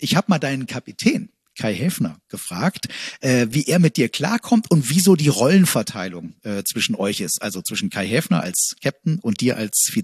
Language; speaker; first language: German; native; German